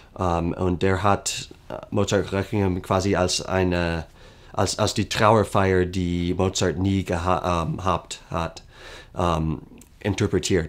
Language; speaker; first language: German; non-native, fluent; English